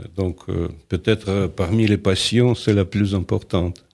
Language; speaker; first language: French; non-native, fluent; Russian